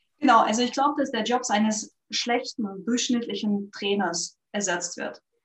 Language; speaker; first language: German; non-native, fluent; Russian